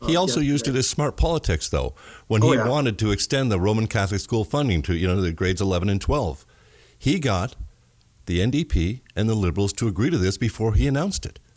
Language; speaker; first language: English; native; English